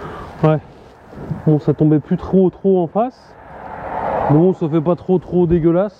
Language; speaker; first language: French; native; French